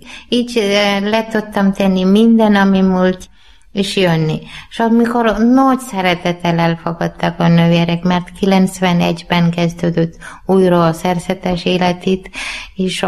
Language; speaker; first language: Hungarian; non-native, learner; Malayalam